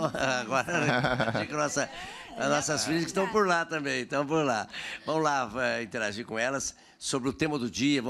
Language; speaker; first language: Portuguese; native; Portuguese